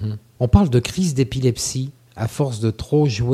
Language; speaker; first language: French; native; French